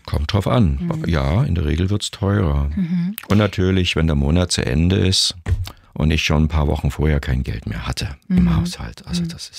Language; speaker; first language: German; native; German